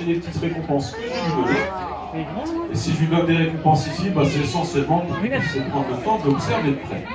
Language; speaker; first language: French; native; French